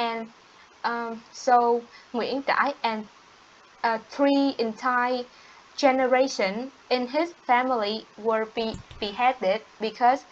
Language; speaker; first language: English; non-native, learner; Vietnamese